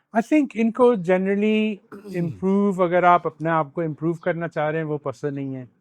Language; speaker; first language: Urdu; native; Urdu